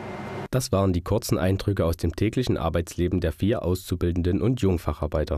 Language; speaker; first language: German; native; German